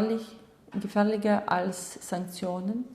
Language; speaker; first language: German; non-native, fluent; Russian